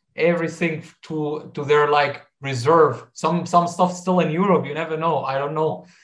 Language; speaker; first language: English; non-native, fluent; Arabic